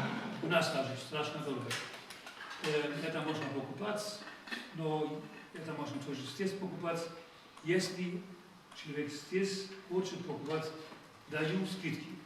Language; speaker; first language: Russian; non-native, fluent; German